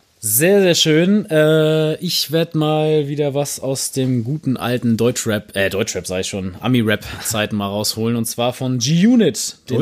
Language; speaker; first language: German; native; German